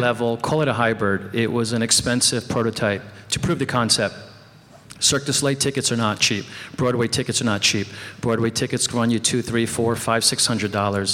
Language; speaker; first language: English; native; English